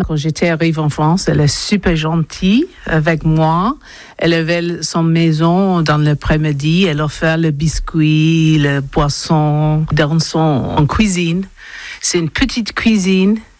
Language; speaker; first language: French; non-native, learner; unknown